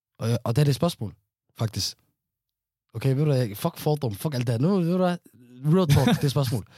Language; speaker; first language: Danish; early bilingual, other home language; Somali